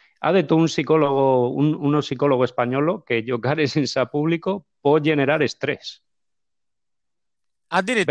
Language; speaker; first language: Italian; non-native, fluent; Spanish